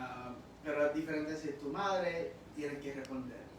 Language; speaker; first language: Spanish; early bilingual, heritage; Spanish